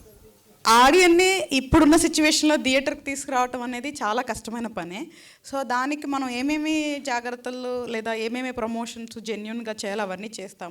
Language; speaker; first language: Telugu; native; Telugu